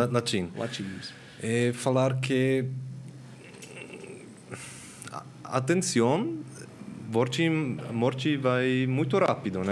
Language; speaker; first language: Portuguese; non-native, learner; Swiss German